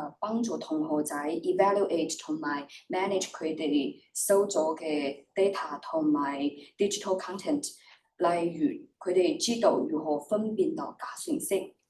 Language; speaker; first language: Cantonese; non-native, fluent; Chinese